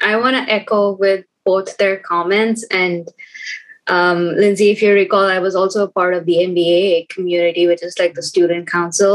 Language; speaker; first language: English; non-native, local second language; Hindi